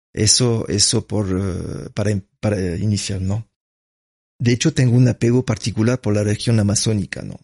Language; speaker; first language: Spanish; non-native, fluent; French